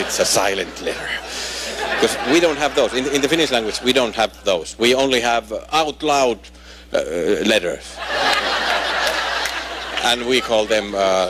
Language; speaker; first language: English; non-native, fluent; Finnish